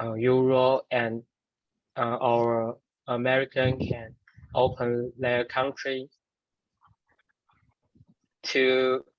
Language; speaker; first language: English; non-native, learner; Chinese